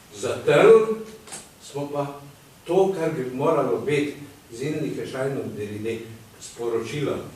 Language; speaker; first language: Slovenian; native; Slovenian